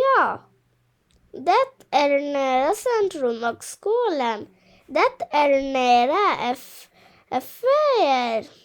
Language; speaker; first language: Swedish; non-native, fluent; Bangla